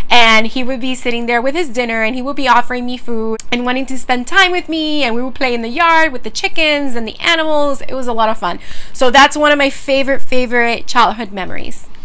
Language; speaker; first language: English; early bilingual, other home language; Spanish